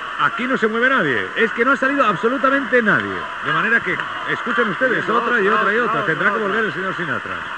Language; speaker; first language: Spanish; native; Spanish